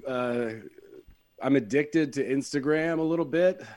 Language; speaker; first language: English; native; English